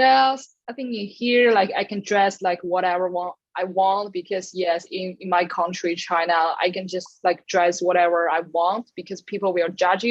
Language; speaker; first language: English; non-native, learner; Chinese